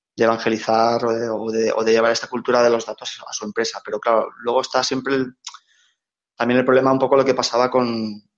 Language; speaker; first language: Spanish; native; Spanish